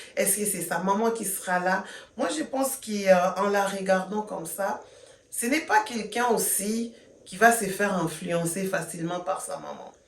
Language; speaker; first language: French; non-native, local second language; Lingala